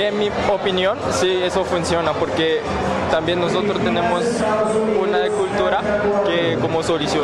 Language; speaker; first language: Spanish; non-native, learner; Japanese